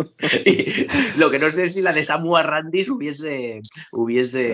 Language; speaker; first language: Spanish; native; Spanish